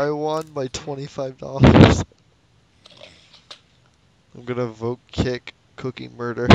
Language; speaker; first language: English; native; English